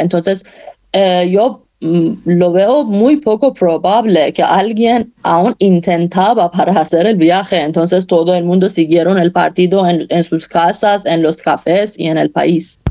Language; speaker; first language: Spanish; non-native, fluent; Persian